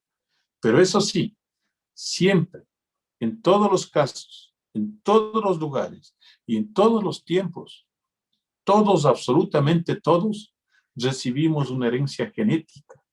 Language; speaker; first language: Spanish; native; Spanish